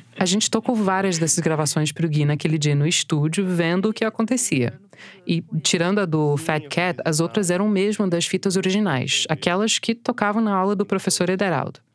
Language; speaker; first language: Portuguese; non-native, fluent; English